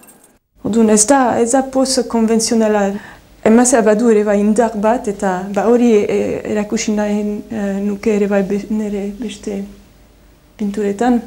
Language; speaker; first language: Basque; non-native, learner; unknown